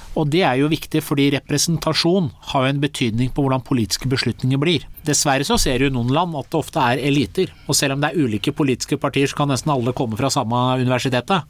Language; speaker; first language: Norwegian; early bilingual, other home language; Persian